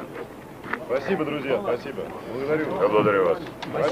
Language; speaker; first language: Russian; native; Russian